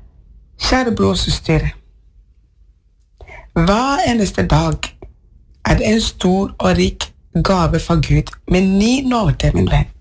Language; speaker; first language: Norwegian; non-native, fluent; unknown